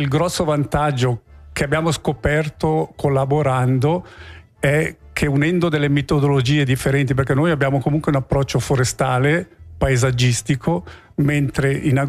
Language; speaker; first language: Italian; native; Italian